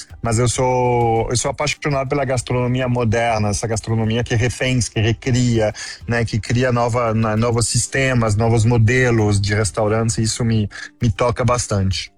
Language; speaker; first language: Portuguese; non-native, fluent; French